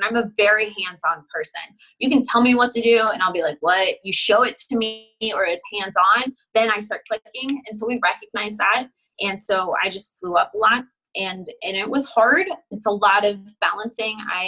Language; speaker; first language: English; native; English